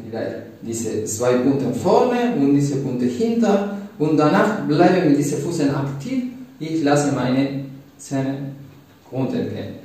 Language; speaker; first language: German; non-native, learner; Spanish